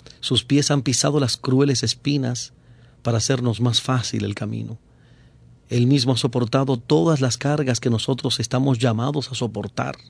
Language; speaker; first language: Spanish; native; Spanish